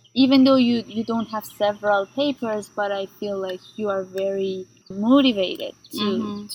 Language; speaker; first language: English; non-native, fluent; Persian